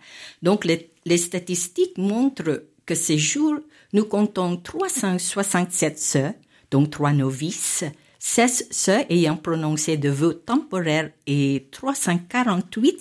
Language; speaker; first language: French; non-native, fluent; Filipino